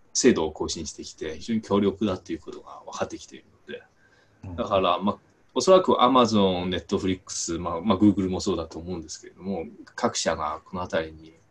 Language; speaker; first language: Japanese; non-native, fluent; Chinese